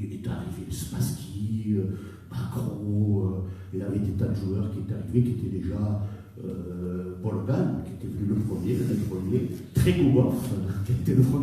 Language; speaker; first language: French; native; French